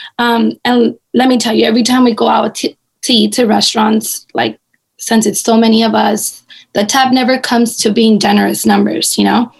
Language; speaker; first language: English; early bilingual, other home language; Spanish